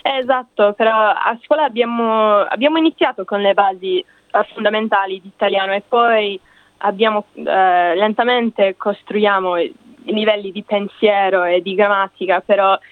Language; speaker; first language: Italian; non-native, fluent; English